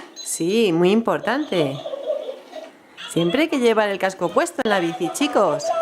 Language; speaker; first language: Spanish; native; Spanish